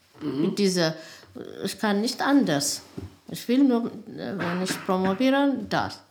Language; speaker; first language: German; non-native, learner; Amharic